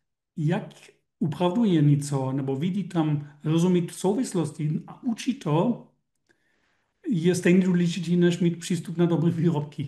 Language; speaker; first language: Czech; non-native, learner; German